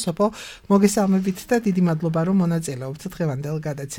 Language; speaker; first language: Georgian; native; Georgian